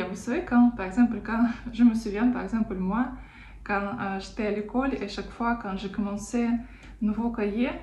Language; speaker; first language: French; non-native, fluent; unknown